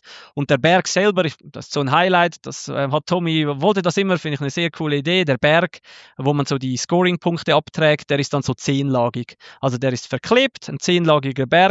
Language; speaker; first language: German; native; German